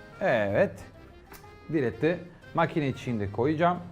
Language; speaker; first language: Turkish; non-native, learner; Italian